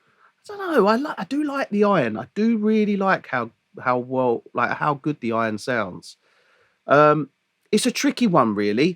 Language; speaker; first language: English; native; English